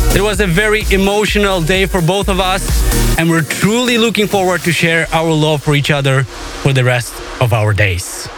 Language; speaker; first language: English; non-native, fluent; Romanian